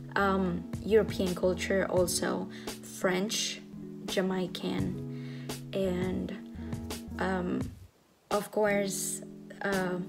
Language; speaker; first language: English; non-native, fluent; Spanish